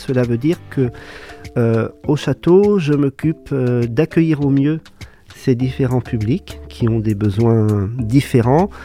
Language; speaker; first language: French; native; French